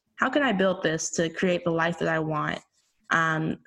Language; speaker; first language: English; native; English